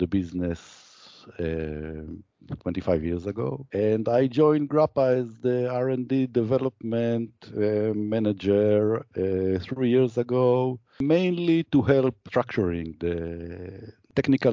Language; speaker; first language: English; non-native, fluent; Hebrew